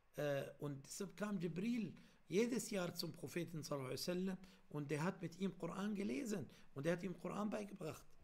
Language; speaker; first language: German; non-native, fluent; Arabic